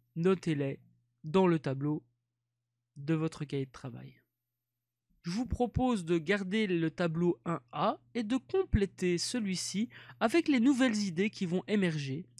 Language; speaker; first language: French; native; French